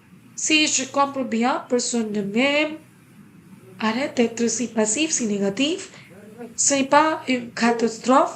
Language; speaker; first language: French; non-native, fluent; Hindi